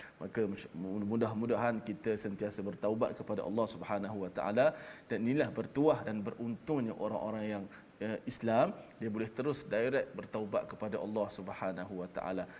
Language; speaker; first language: Malay; native; Malay